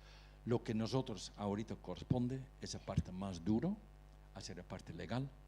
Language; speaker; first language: Spanish; non-native, fluent; Dutch